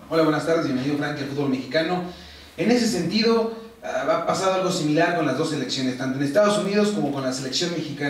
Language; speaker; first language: Spanish; native; Spanish